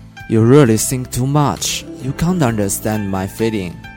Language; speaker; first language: English; non-native, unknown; Chinese